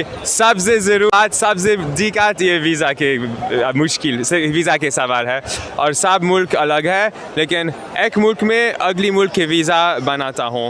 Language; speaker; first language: Hindi; non-native, learner; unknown